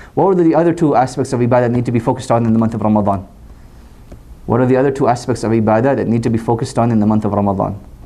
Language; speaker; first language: English; native; English